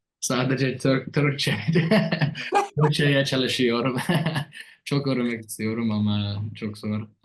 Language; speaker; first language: Turkish; non-native, learner; English